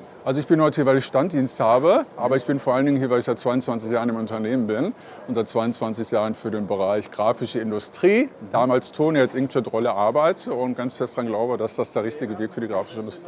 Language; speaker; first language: German; native; German